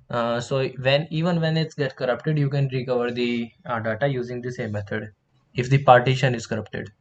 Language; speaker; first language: English; non-native, local second language; Hindi